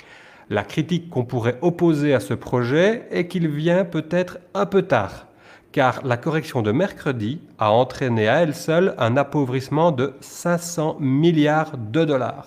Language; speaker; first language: French; native; French